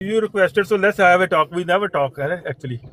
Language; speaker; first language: English; non-native, fluent; Punjabi